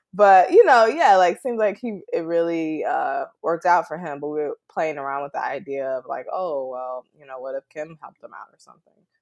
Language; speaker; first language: English; native; English